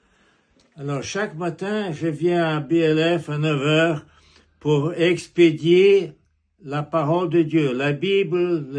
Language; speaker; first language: French; non-native, fluent; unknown